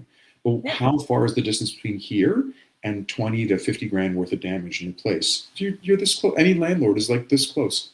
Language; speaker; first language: English; native; English